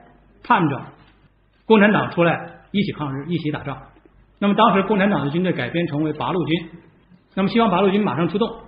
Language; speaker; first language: Chinese; native; Chinese